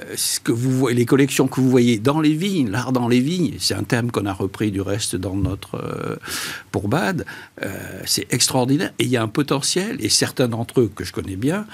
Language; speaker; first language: French; native; French